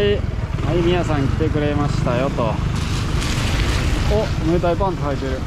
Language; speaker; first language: Japanese; native; Japanese